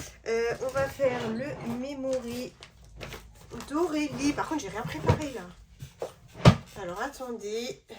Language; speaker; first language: French; native; French